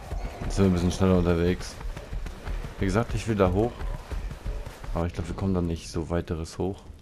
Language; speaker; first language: German; native; German